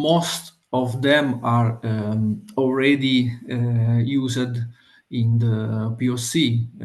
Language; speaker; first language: English; non-native, fluent; Italian